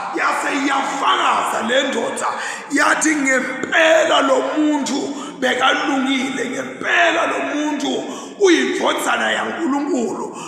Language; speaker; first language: Zulu; non-native, local second language; Swati